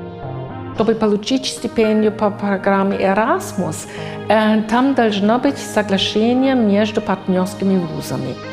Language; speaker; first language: Russian; non-native, fluent; German